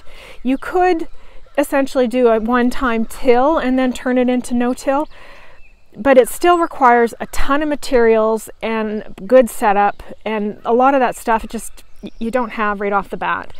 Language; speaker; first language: English; native; English